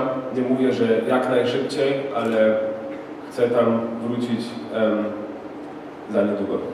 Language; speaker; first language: Polish; early bilingual, heritage; German